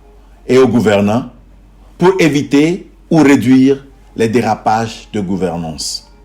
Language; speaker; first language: French; native; French